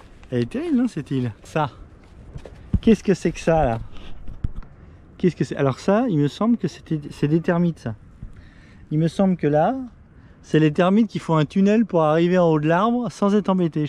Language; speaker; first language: French; native; French